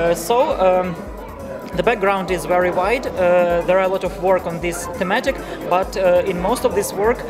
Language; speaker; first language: English; non-native, fluent; Ukrainian